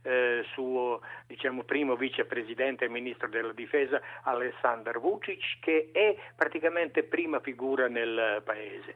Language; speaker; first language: Italian; non-native, fluent; Serbian